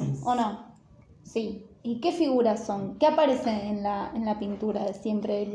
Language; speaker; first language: Spanish; native; Spanish